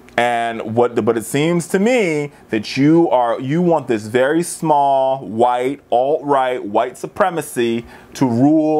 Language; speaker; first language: English; native; English